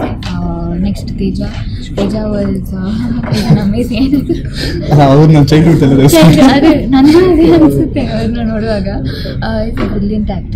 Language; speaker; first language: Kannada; non-native, local second language; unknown